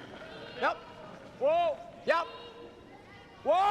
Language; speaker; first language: Swedish; native; Swedish